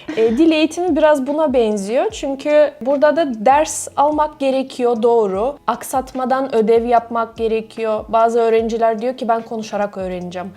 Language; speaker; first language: Turkish; non-native, fluent; Russian